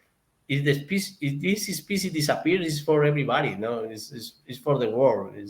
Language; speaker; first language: English; non-native, learner; Spanish